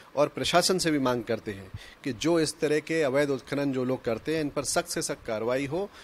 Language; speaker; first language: Hindi; native; Hindi